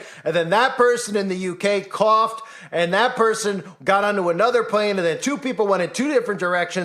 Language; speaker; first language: English; native; English